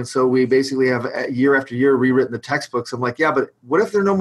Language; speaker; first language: English; native; English